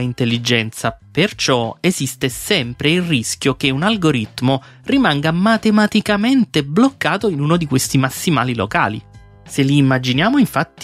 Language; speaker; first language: Italian; native; Italian